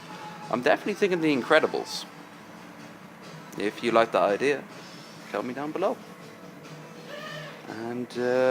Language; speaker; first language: English; native; English